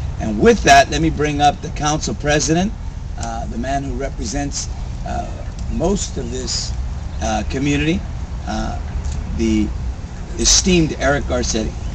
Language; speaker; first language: English; native; English